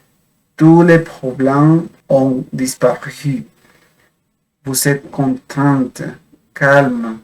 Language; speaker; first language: French; non-native, fluent; Spanish